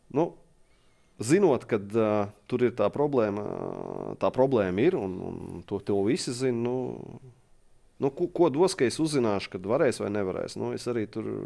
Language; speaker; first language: Latvian; native; Latvian